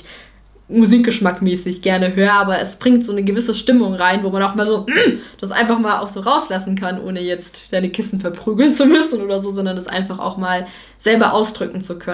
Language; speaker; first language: German; native; German